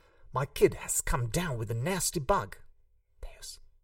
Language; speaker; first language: English; non-native, fluent; Hungarian